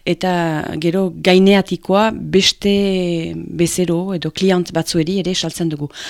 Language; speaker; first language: Basque; native; Basque